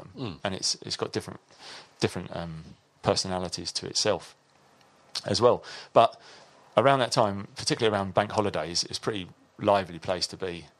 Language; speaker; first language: English; native; English